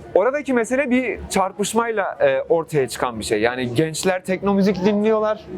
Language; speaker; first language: Turkish; non-native, local second language; Kurdish